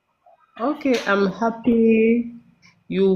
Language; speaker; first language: English; non-native, learner; French